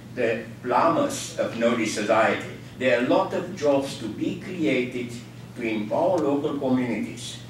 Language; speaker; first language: English; non-native, fluent; Norwegian